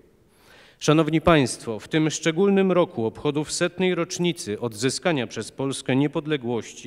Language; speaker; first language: Polish; native; Polish